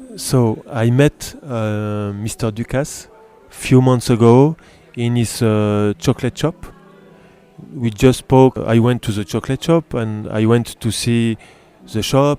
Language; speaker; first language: English; non-native, learner; French